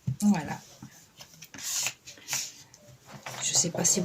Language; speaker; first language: French; native; French